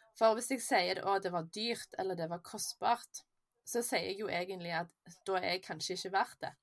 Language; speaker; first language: Norwegian; native; Norwegian